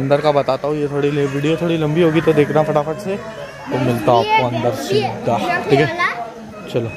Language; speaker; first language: Hindi; native; Hindi